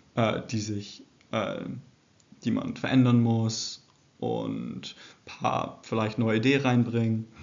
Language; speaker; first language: German; early bilingual, heritage; English